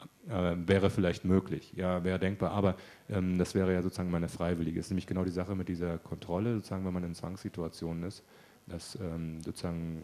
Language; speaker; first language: German; native; German